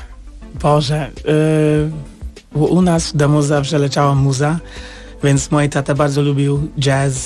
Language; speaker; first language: Polish; non-native, fluent; English